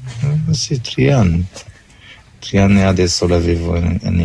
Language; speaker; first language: Italian; non-native, learner; Arabic